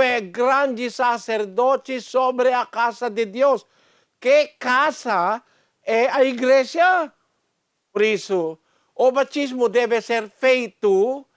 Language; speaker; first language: Portuguese; non-native, learner; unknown